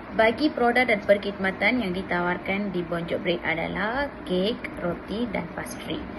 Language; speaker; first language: Malay; non-native, local second language; Tamil